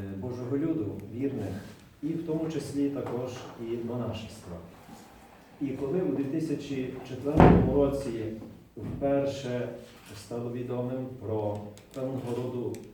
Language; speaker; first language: Ukrainian; native; Ukrainian